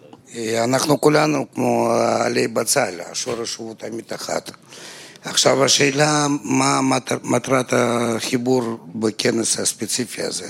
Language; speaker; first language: Hebrew; non-native, fluent; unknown